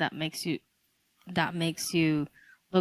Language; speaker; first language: English; non-native, local second language; Japanese